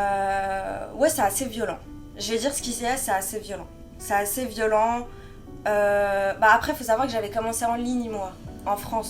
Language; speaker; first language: French; native; French